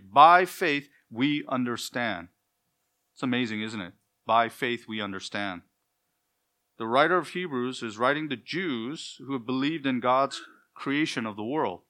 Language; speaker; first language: English; native; English